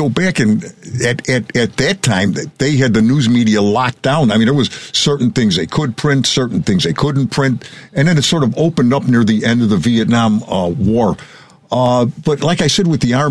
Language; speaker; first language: English; native; English